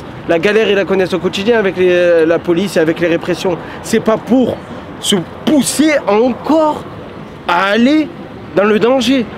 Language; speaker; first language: French; native; French